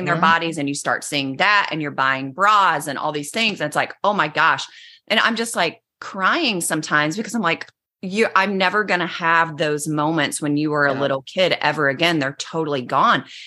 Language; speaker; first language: English; native; English